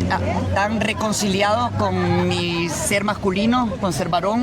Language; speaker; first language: Spanish; native; Spanish